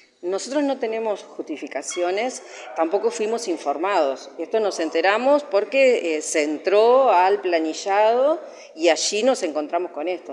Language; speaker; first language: Spanish; native; Spanish